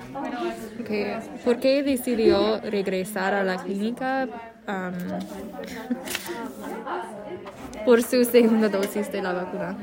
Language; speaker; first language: Spanish; non-native, learner; English